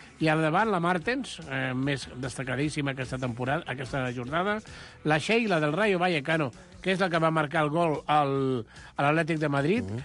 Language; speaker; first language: Catalan; non-native, local second language; Spanish